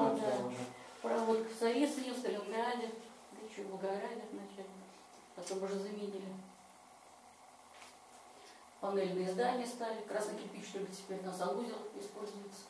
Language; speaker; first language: Russian; native; Russian